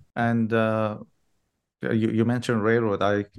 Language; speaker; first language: English; non-native, fluent; Persian